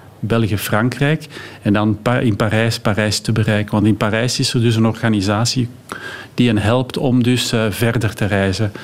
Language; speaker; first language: Dutch; native; Dutch